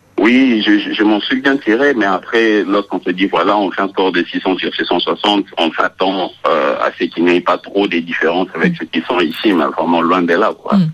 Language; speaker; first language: French; non-native, local second language; Lingala